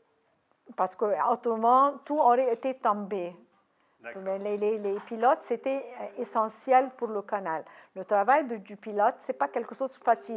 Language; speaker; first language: French; non-native, fluent; Arabic